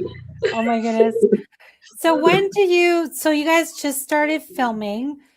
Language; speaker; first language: English; native; English